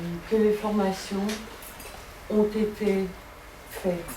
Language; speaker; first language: French; non-native, fluent; Dutch